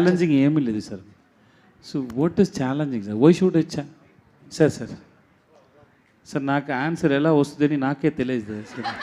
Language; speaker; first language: Telugu; non-native, learner; Tamil